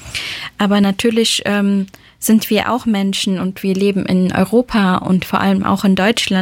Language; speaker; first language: German; early bilingual, other home language; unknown